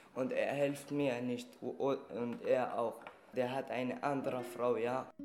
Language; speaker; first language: German; non-native, fluent; Arabic